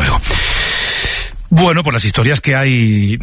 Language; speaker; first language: Spanish; native; Spanish